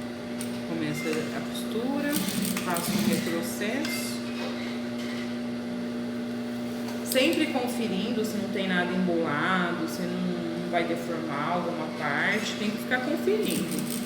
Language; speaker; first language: Portuguese; native; Portuguese